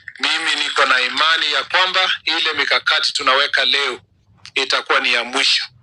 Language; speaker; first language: Swahili; non-native, local second language; Kalenjin